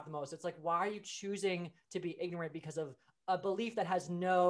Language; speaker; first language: English; native; English